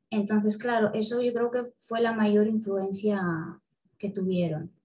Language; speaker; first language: Spanish; early bilingual, other home language; Russian